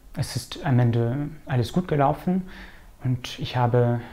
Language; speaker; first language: German; non-native, fluent; French